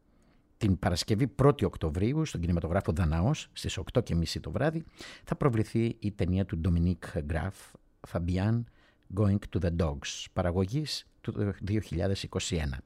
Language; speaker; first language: Greek; native; Greek